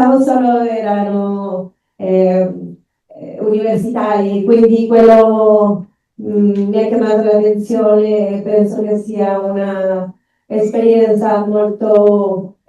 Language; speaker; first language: Italian; non-native, learner; Spanish